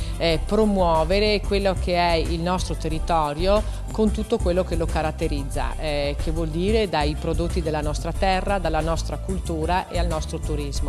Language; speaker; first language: Italian; native; Italian